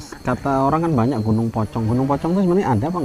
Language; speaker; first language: Indonesian; native; Indonesian